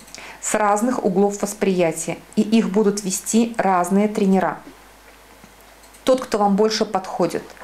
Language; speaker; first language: Russian; native; Russian